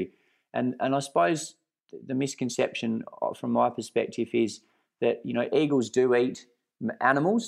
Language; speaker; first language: English; native; English